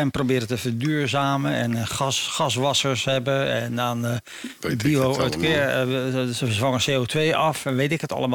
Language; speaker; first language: Dutch; native; Dutch